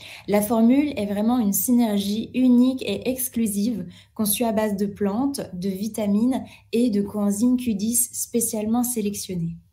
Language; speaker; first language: French; native; French